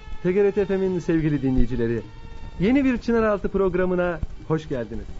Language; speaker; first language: Turkish; native; Turkish